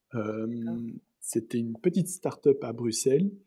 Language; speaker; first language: French; native; French